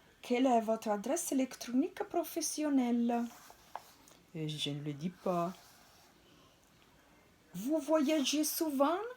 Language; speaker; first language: French; non-native, fluent; Italian